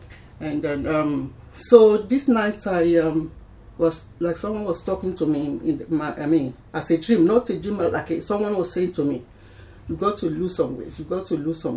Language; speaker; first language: English; non-native, local second language; Yoruba